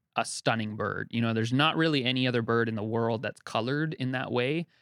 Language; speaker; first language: English; native; English